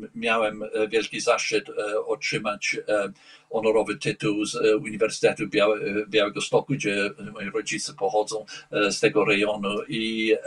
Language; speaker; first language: Polish; early bilingual, heritage; Polish